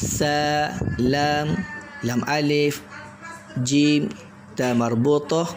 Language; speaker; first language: Malay; native; Malay